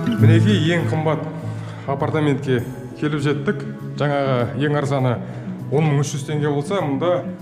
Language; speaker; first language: Kazakh; native; Kazakh